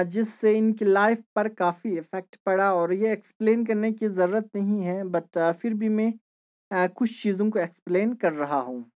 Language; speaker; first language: Hindi; non-native, local second language; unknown